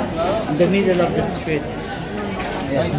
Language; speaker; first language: English; non-native, learner; Filipino